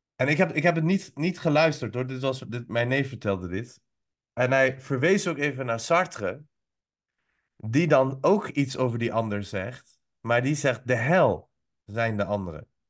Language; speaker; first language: Dutch; early bilingual, other home language; Persian